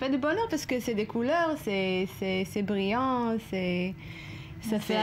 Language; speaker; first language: French; non-native, fluent; Hebrew